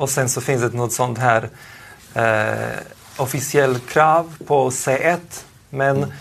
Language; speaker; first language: Swedish; non-native, fluent; Polish